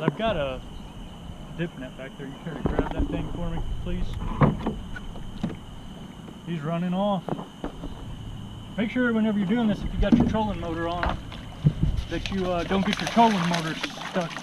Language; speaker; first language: English; native; English